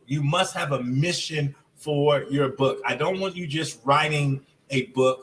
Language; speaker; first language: English; native; English